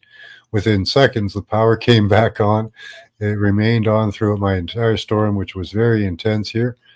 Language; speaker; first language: English; native; English